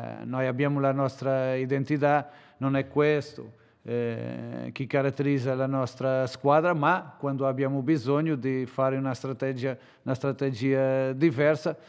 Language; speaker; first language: Italian; non-native, learner; Portuguese